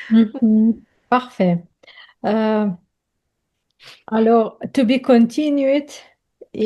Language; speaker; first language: French; non-native, learner; Ukrainian